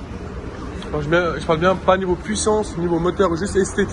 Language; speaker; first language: French; native; French